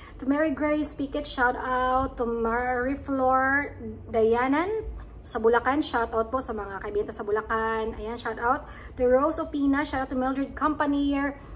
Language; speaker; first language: Filipino; native; Filipino